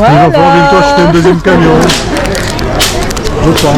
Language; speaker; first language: French; native; French